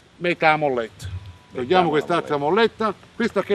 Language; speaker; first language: Italian; native; Italian